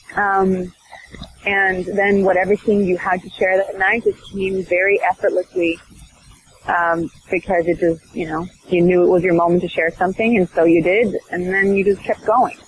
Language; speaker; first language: English; early bilingual, other home language; Swedish